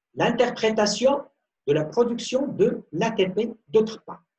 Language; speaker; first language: French; non-native, local second language; Arabic